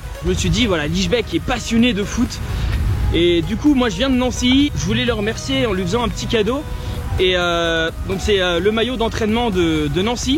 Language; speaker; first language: French; native; French